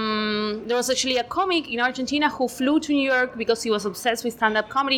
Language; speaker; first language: English; non-native, fluent; Spanish